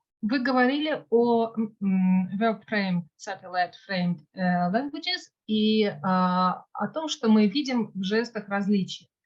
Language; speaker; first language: Russian; native; Russian